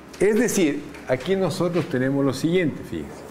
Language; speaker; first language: Spanish; native; Spanish